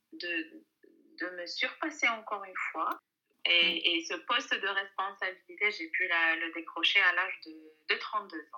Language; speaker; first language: French; non-native, local second language; Arabic